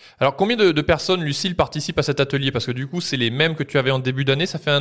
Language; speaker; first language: French; native; French